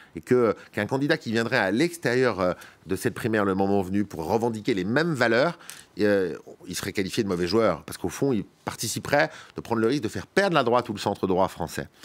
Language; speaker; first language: French; native; French